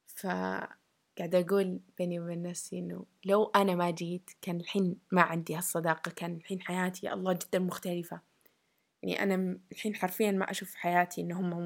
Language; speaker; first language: Arabic; early bilingual, heritage; Arabic